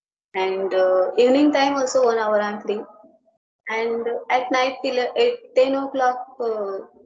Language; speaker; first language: English; non-native, learner; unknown